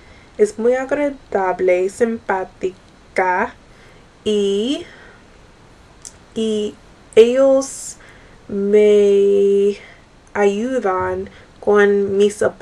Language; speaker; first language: Spanish; non-native, learner; English